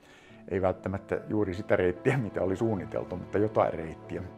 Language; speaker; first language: Finnish; native; Finnish